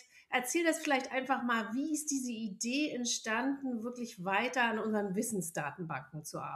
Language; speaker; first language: German; native; German